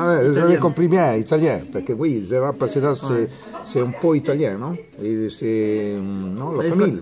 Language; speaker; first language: French; non-native, learner; Italian